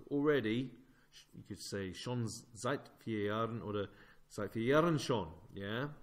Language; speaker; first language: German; non-native, fluent; English